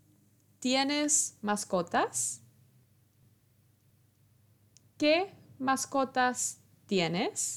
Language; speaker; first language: Spanish; non-native, fluent; English